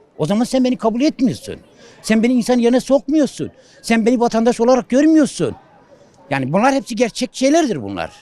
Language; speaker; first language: Turkish; non-native, local second language; Kurdish